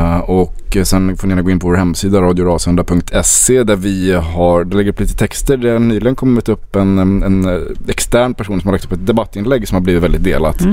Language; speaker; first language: Swedish; native; Swedish